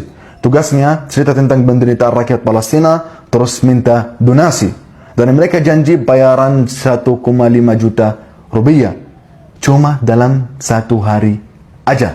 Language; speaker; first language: Indonesian; non-native, fluent; Arabic